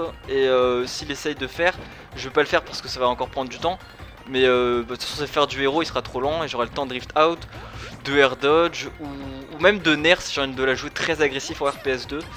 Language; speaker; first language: French; native; French